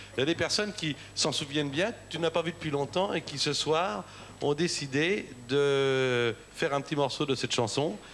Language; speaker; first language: French; native; French